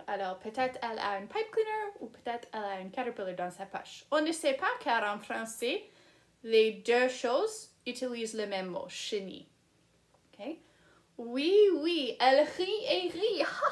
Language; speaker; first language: French; non-native, fluent; English